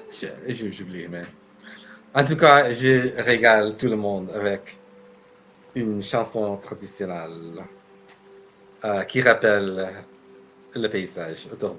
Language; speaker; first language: French; non-native, fluent; English